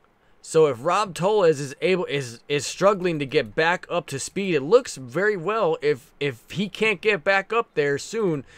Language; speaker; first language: English; native; English